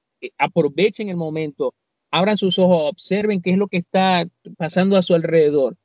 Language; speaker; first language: Spanish; native; Spanish